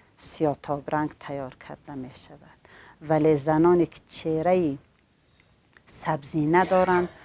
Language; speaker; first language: Tajik; non-native, local second language; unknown